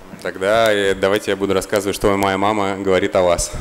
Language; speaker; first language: Russian; native; Russian